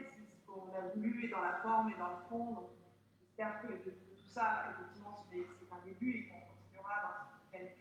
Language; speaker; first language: French; native; French